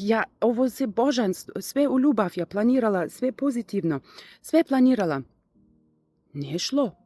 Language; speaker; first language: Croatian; non-native, learner; Russian